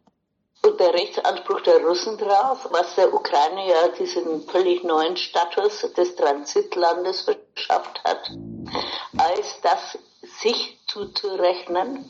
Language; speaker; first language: German; native; German